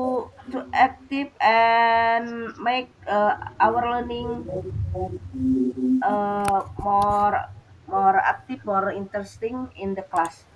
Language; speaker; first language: English; non-native, fluent; Indonesian